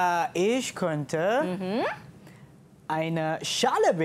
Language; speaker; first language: German; non-native, learner; Malay